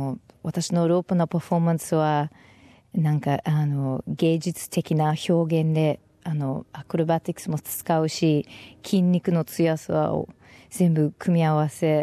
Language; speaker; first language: Japanese; non-native, fluent; English